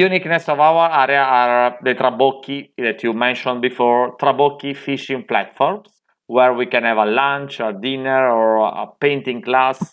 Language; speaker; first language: English; non-native, fluent; Italian